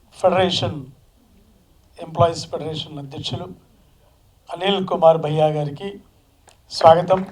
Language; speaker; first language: Telugu; native; Telugu